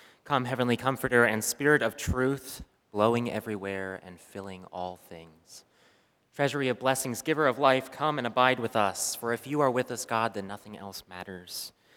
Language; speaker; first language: English; native; English